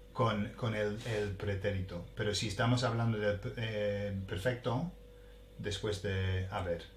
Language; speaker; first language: Spanish; non-native, fluent; English